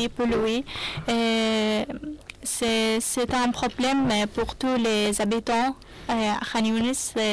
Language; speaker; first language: French; non-native, learner; Arabic